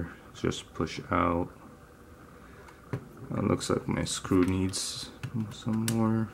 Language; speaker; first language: English; native; English